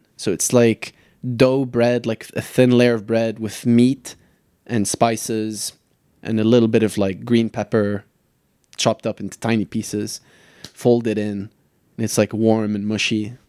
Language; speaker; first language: English; native; English